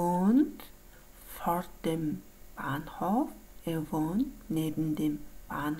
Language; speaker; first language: German; non-native, learner; Mongolian